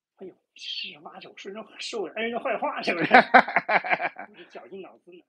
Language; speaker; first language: Chinese; native; Chinese